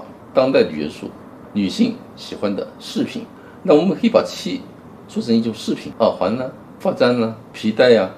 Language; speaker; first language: Chinese; native; Chinese